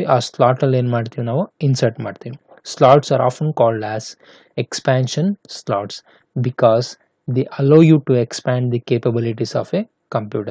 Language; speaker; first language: Kannada; native; Kannada